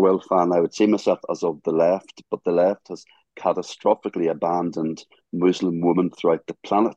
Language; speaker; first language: English; native; English